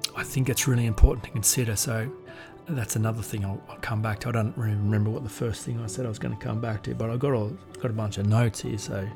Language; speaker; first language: English; native; English